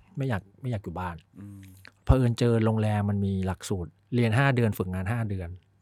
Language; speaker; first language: Thai; early bilingual, other home language; Chinese